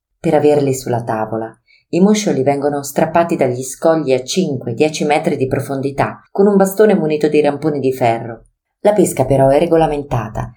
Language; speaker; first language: Italian; native; Italian